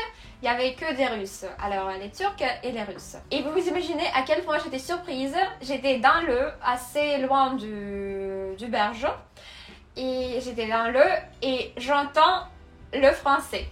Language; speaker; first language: French; non-native, fluent; Russian